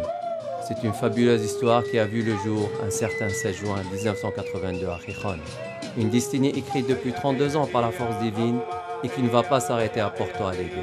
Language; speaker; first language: French; non-native, local second language; Arabic